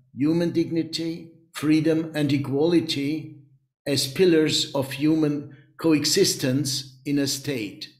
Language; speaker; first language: English; non-native, fluent; German